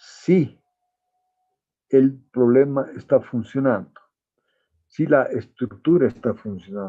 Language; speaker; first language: Spanish; native; Spanish